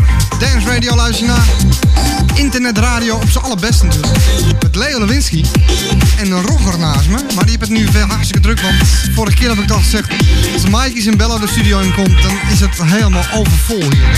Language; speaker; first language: Dutch; native; Dutch